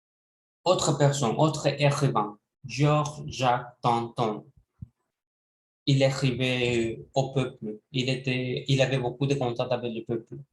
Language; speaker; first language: French; non-native, learner; Spanish